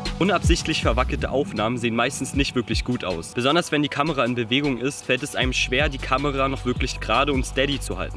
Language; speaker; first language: German; native; German